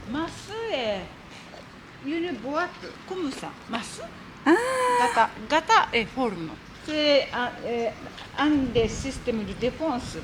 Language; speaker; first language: French; non-native, learner; Japanese